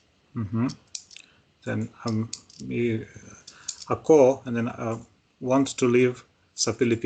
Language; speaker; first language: Filipino; non-native, learner; Russian